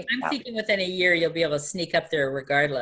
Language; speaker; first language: English; native; English